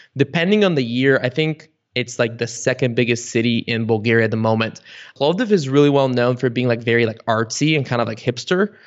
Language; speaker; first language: English; early bilingual, other home language; Bulgarian